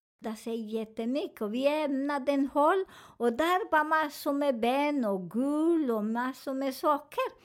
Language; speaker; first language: Swedish; non-native, learner; Spanish